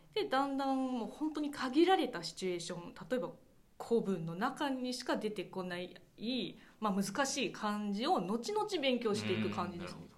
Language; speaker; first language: Japanese; non-native, fluent; Chinese